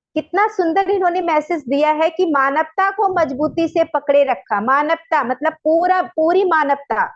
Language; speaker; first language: Hindi; native; Hindi